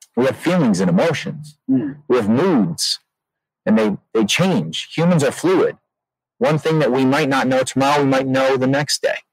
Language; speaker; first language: English; native; English